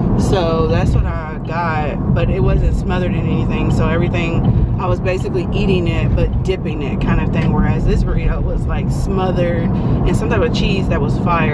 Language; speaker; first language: English; native; English